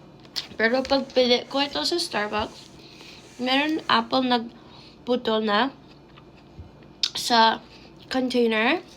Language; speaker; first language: Filipino; early bilingual, heritage; Filipino